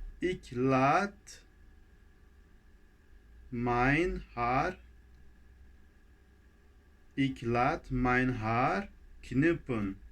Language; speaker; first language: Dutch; non-native, fluent; Turkish